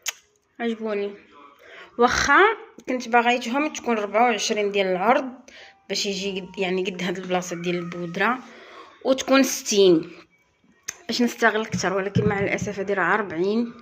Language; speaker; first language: Arabic; native; Arabic